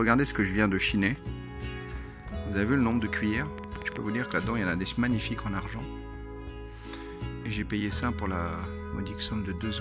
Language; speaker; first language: French; native; French